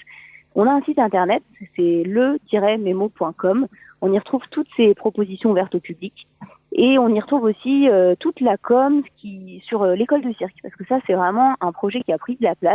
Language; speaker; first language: French; native; French